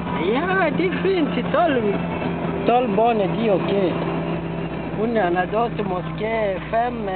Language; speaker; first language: Danish; non-native, learner; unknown